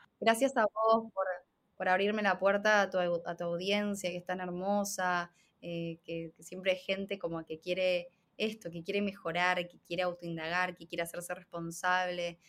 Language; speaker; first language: Spanish; native; Spanish